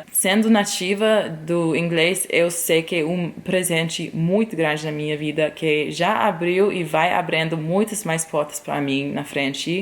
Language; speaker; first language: Portuguese; non-native, fluent; English